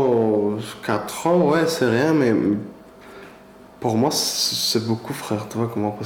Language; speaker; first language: French; non-native, learner; Persian